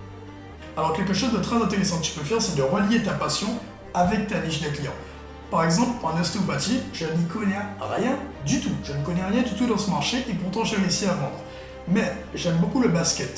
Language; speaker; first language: French; native; French